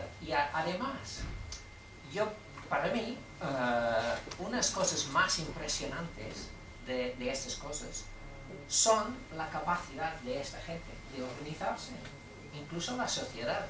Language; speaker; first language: Spanish; non-native, fluent; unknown